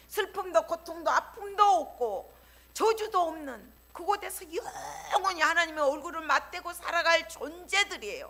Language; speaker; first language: Korean; native; Korean